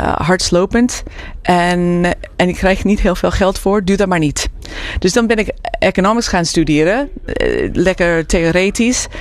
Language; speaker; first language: Dutch; non-native, fluent; English